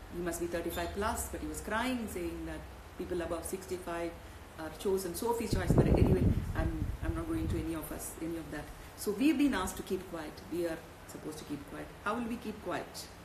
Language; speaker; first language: English; non-native, local second language; Tamil